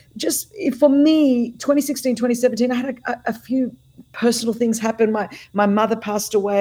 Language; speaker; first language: English; non-native, local second language; Greek